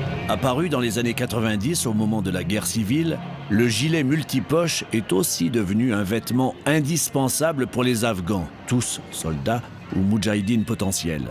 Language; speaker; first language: French; native; French